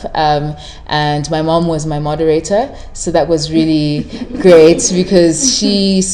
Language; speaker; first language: English; non-native, local second language; Shona